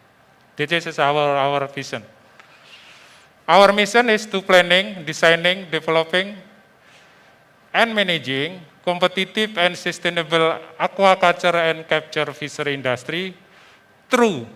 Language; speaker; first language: English; non-native, fluent; Indonesian